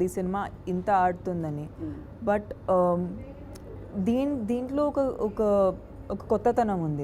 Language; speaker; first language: Telugu; non-native, fluent; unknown